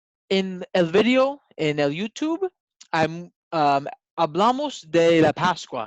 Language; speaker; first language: Spanish; non-native, learner; English